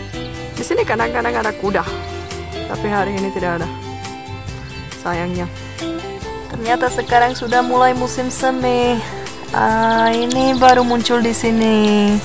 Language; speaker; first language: Indonesian; non-native, fluent; Czech